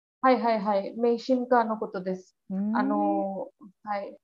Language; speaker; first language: Japanese; non-native, learner; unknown